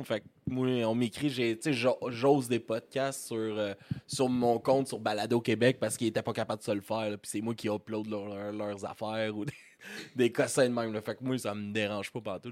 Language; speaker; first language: French; native; French